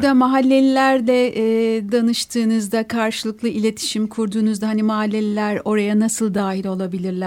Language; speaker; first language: Turkish; native; Turkish